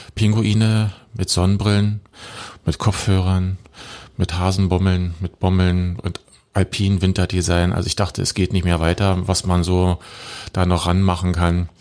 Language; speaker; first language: German; native; German